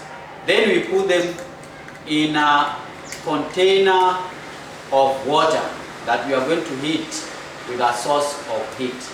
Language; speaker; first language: English; non-native, local second language; Swahili